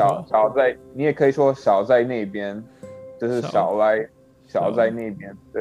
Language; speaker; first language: Chinese; non-native, learner; English